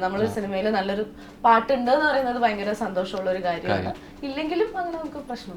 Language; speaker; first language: Malayalam; native; Malayalam